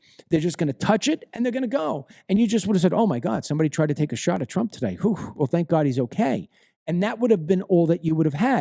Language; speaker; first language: English; native; English